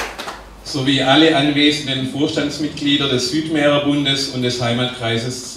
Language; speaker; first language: German; native; German